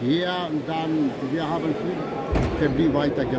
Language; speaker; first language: German; non-native, learner; Albanian